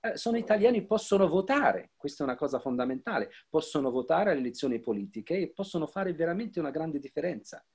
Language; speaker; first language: Italian; non-native, fluent; Arabic